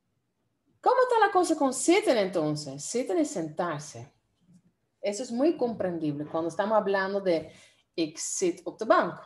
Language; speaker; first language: Spanish; non-native, fluent; Dutch